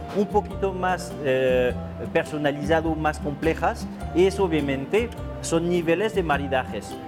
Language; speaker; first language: Spanish; non-native, fluent; French